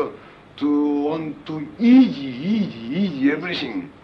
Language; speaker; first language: English; non-native, learner; Japanese